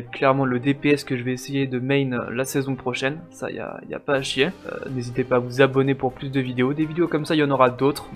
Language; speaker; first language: French; native; French